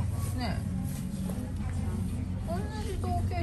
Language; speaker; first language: Japanese; native; Japanese